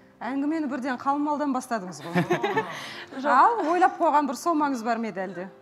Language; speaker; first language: Kazakh; native; Kazakh